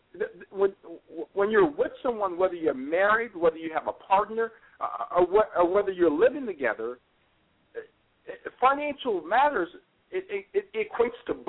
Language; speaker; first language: English; native; English